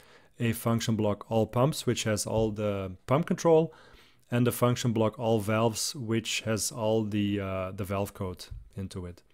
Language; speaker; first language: English; non-native, fluent; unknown